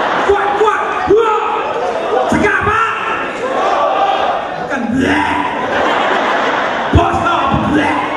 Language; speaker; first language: Malay; native; Malay